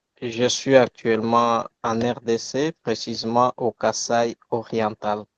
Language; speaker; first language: French; non-native, local second language; Luba-Lulua